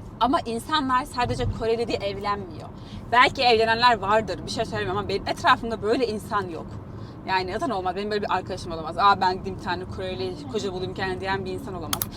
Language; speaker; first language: Turkish; native; Turkish